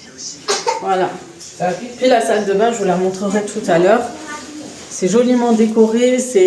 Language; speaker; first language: French; native; French